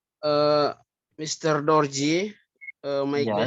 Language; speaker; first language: English; non-native, learner; Indonesian